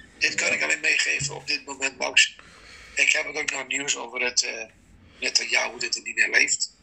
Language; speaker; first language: Dutch; non-native, fluent; Persian